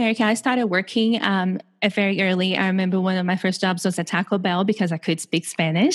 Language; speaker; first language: English; non-native, fluent; Portuguese